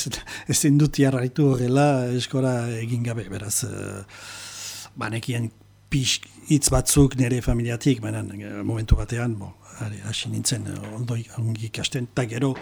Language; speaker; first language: Basque; non-native, local second language; French